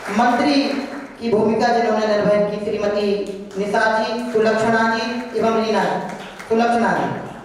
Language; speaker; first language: Hindi; native; Hindi